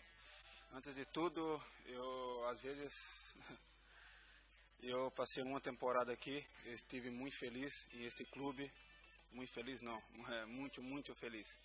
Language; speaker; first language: Spanish; non-native, learner; Portuguese